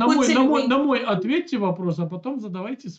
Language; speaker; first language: Russian; native; Russian